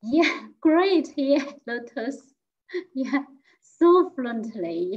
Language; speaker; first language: English; non-native, fluent; Chinese